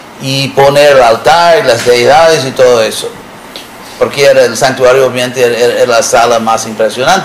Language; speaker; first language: Spanish; non-native, fluent; English